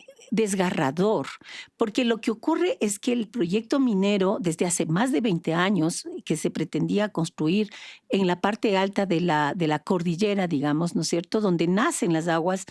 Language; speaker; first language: Spanish; native; Spanish